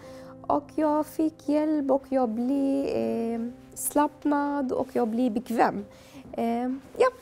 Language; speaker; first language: Swedish; non-native, learner; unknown